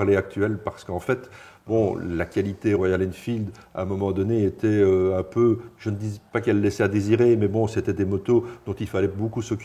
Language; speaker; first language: French; native; French